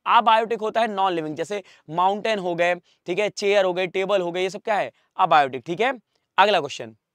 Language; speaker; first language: Hindi; native; Hindi